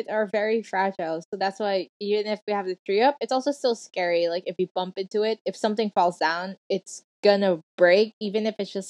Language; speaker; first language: English; non-native, local second language; Filipino